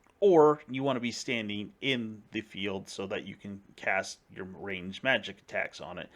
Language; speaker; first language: English; native; English